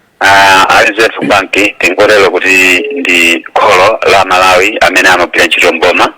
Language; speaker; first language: Nyanja; native; Nyanja